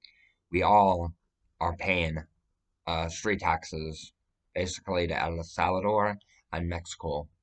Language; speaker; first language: English; native; English